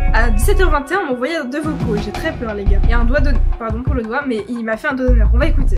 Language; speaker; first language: French; native; French